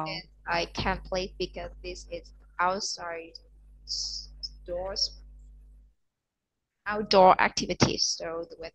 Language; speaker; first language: English; non-native, learner; Vietnamese